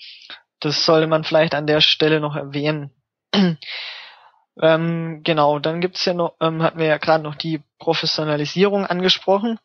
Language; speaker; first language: German; native; German